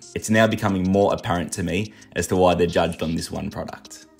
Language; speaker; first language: English; native; English